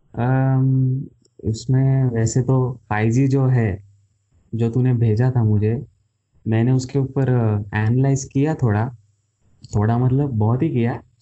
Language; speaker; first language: Hindi; non-native, local second language; Marathi